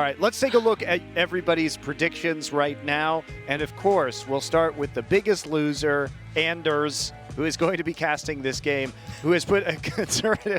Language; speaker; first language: English; native; English